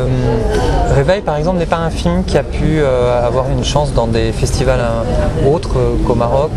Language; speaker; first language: French; native; French